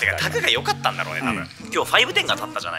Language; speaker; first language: Japanese; native; Japanese